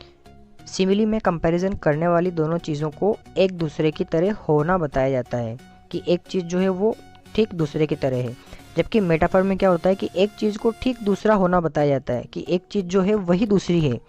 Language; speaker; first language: Hindi; native; Hindi